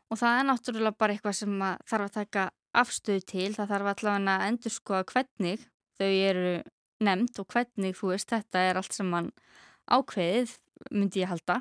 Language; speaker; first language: Icelandic; native; Icelandic